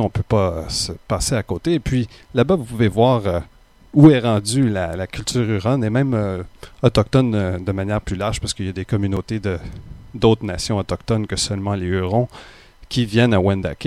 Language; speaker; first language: French; native; French